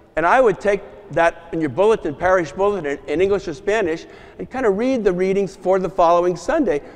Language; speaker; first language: English; native; English